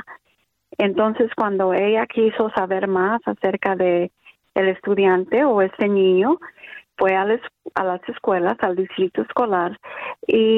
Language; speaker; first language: Spanish; early bilingual, other home language; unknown